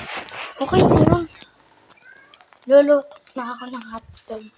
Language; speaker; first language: Filipino; native; Filipino